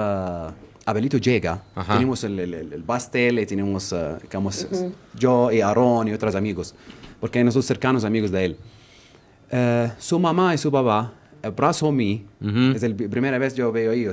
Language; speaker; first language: Spanish; non-native, learner; Arabic